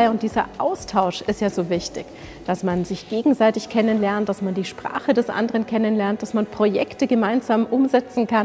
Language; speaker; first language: German; native; German